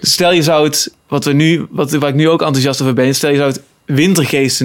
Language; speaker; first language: Dutch; native; Dutch